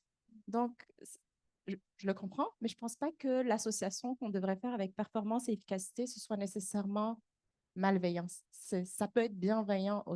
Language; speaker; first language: French; native; French